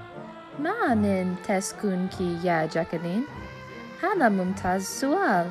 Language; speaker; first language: Arabic; non-native, learner; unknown